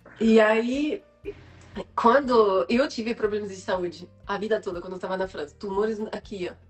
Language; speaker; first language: Portuguese; non-native, fluent; French